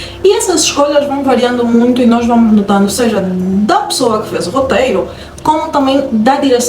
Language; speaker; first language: Portuguese; native; Portuguese